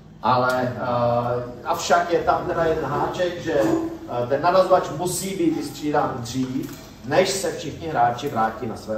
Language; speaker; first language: Czech; native; Czech